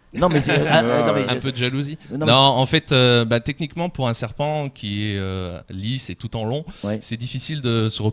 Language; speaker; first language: French; native; French